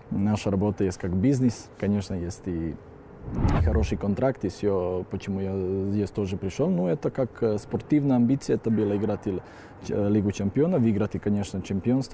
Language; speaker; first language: Russian; non-native, learner; Serbian